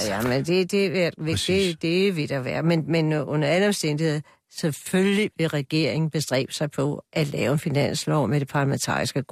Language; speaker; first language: Danish; native; Danish